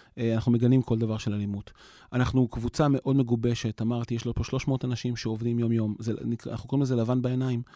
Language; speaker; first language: Hebrew; native; Hebrew